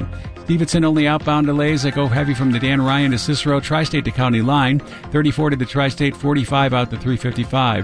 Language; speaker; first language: English; native; English